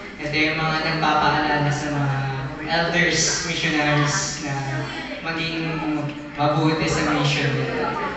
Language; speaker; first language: Filipino; native; Filipino